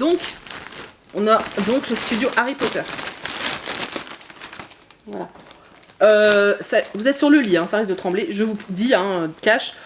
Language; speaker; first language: French; native; French